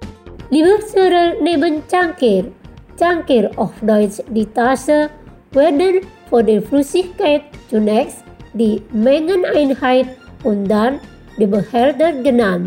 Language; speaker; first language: German; non-native, fluent; Indonesian